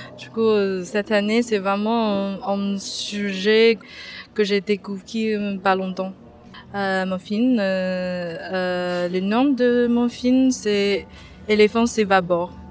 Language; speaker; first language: French; non-native, fluent; Chinese